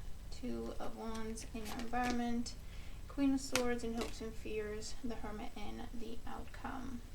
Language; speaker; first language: English; native; English